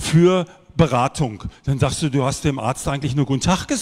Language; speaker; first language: German; native; German